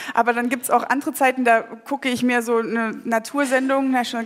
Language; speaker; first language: German; native; German